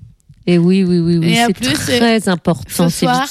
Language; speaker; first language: French; native; French